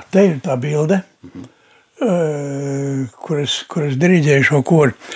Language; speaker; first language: Latvian; native; Latvian